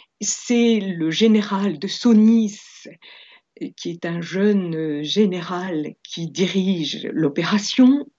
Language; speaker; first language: French; native; French